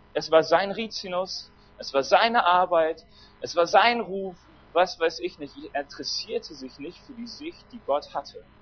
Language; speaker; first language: German; native; German